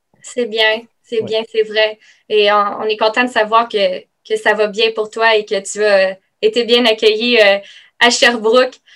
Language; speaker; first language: French; native; French